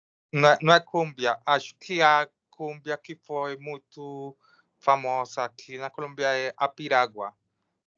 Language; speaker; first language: Portuguese; non-native, learner; Spanish